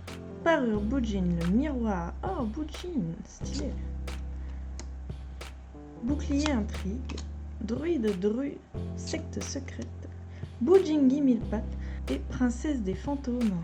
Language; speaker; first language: French; native; French